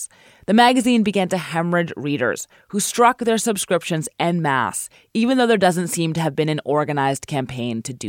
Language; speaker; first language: English; native; English